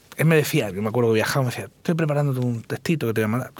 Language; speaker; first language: Spanish; native; Spanish